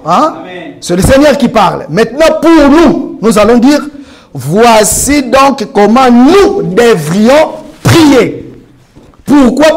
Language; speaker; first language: French; non-native, local second language; Lingala